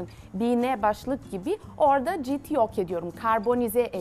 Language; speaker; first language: Turkish; non-native, learner; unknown